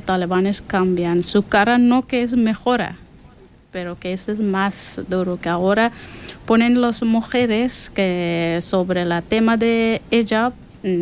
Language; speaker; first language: Spanish; non-native, learner; Persian